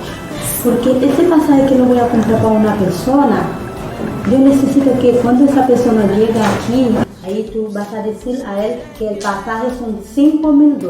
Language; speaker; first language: Spanish; non-native, learner; Haitian Creole